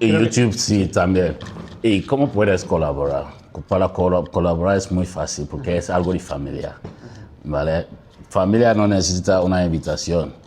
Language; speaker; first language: Spanish; non-native, learner; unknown